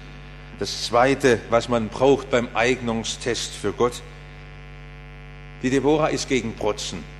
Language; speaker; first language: German; native; German